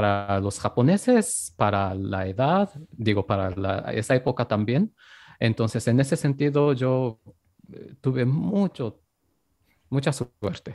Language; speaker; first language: Spanish; non-native, fluent; Japanese